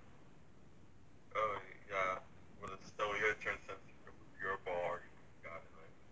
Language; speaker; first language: English; native; English